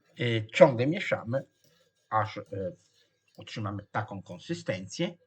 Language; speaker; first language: Polish; non-native, fluent; Italian